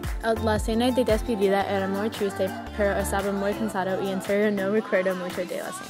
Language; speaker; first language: Spanish; non-native, learner; English